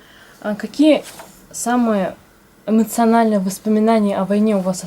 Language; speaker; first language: Russian; native; Russian